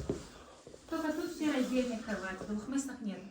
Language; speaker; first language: Russian; native; Russian